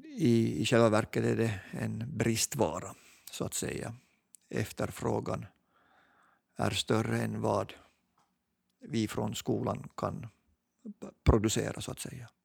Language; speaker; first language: Swedish; native; Swedish